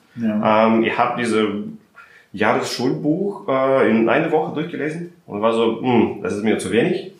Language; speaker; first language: German; non-native, fluent; Russian